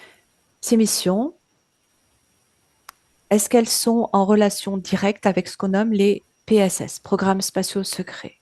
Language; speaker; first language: French; native; French